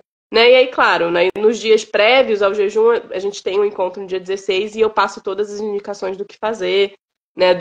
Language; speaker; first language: Portuguese; native; Portuguese